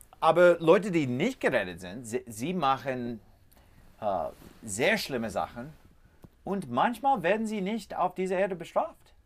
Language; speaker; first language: German; non-native, learner; English